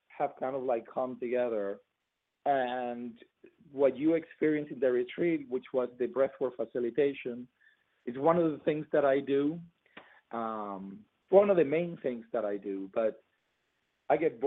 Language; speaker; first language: English; non-native, fluent; Spanish